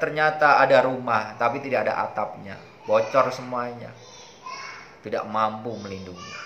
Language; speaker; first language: Indonesian; native; Indonesian